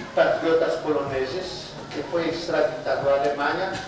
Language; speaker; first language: Portuguese; non-native, fluent; Yiddish